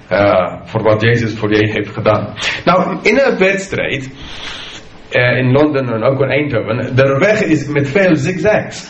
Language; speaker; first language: Dutch; non-native, fluent; English